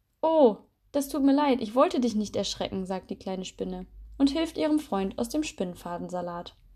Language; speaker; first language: German; native; German